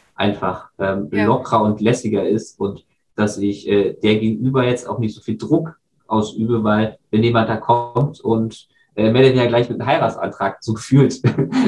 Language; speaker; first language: German; native; German